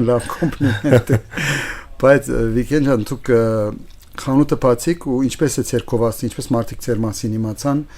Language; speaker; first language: Armenian; early bilingual, heritage; Armenian